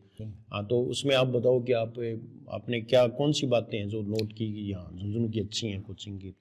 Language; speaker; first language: Hindi; native; Hindi